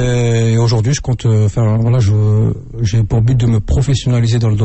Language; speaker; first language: French; native; French